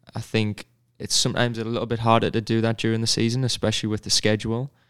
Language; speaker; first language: English; native; English